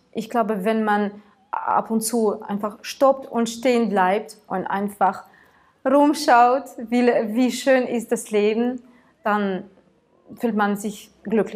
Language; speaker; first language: German; non-native, fluent; Tatar